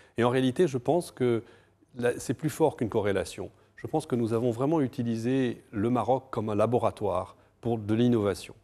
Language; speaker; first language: French; non-native, fluent; Portuguese